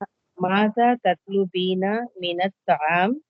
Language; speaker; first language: Arabic; non-native, learner; Tamil